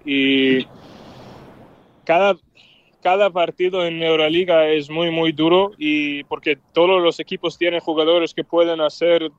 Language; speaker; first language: Spanish; non-native, fluent; Danish